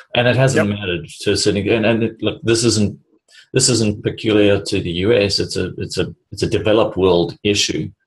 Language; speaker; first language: English; native; English